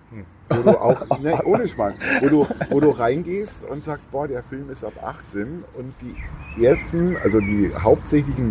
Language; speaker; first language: German; native; German